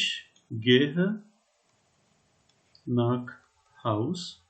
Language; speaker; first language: German; non-native, fluent; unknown